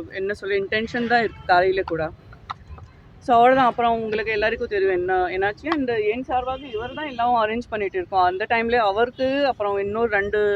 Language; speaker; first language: Tamil; non-native, fluent; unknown